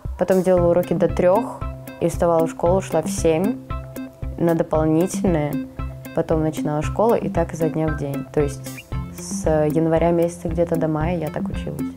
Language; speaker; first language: Russian; native; Russian